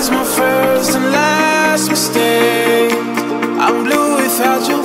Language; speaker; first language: English; non-native, fluent; Norwegian